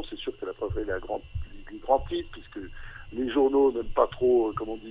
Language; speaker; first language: French; native; French